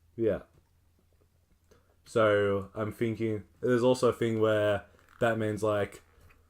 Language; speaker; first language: English; native; English